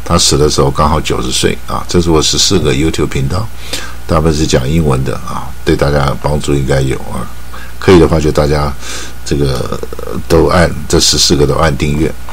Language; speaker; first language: Chinese; native; Chinese